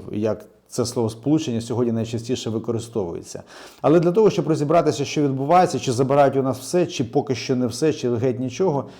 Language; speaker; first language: Ukrainian; native; Ukrainian